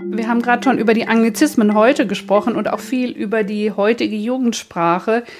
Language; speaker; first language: German; native; German